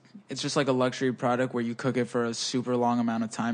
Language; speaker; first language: English; early bilingual, other home language; Spanish